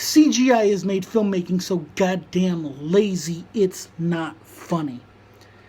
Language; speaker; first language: English; native; English